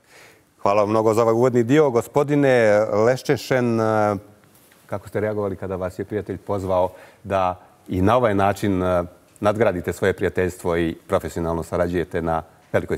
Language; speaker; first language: Bosnian; native; Bosnian